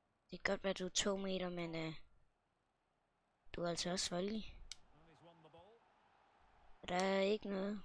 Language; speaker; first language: Danish; native; Danish